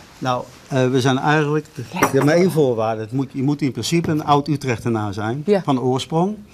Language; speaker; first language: Dutch; native; Dutch